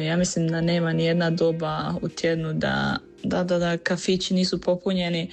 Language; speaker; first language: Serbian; early bilingual, heritage; Croatian